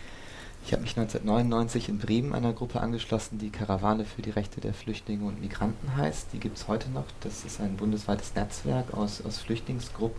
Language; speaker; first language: German; native; German